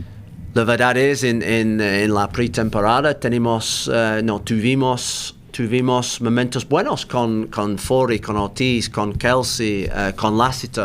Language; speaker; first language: Spanish; non-native, learner; English